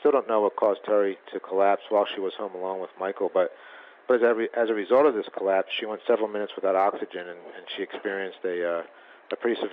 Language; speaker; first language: English; native; English